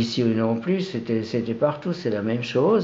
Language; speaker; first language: French; non-native, local second language; German